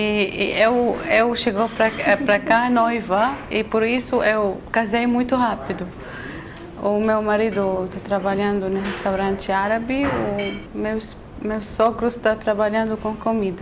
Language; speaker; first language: Portuguese; non-native, learner; Arabic